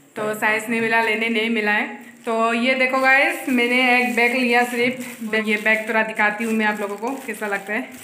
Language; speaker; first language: Hindi; non-native, local second language; Chakma